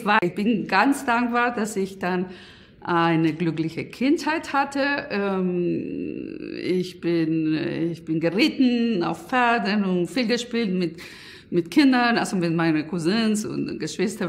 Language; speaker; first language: German; non-native, fluent; Spanish